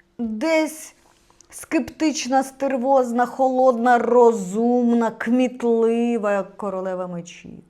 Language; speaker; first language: Ukrainian; non-native, local second language; Russian